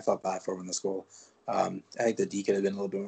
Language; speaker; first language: English; non-native, fluent; French